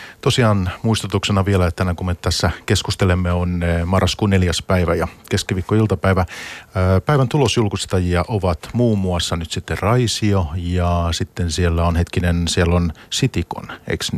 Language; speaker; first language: Finnish; native; Finnish